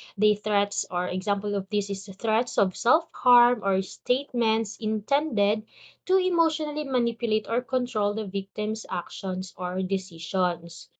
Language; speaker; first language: English; non-native, local second language; Filipino